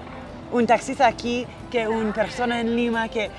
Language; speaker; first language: Spanish; non-native, fluent; English